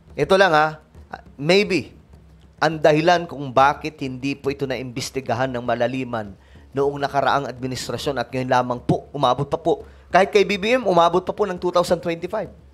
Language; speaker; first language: Filipino; non-native, local second language; Cebuano